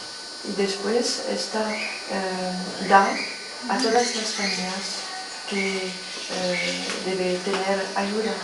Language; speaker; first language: Spanish; non-native, fluent; French